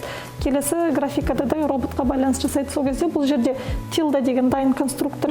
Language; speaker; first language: Kazakh; native; Kazakh